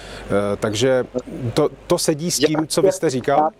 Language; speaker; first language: Czech; native; Czech